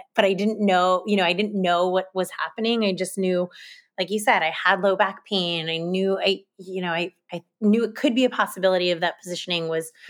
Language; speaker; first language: English; native; English